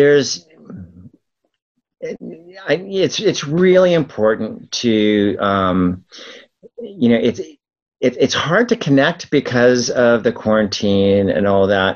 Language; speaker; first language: English; native; English